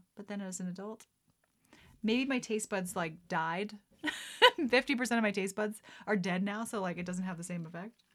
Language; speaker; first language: English; early bilingual, other home language; Dutch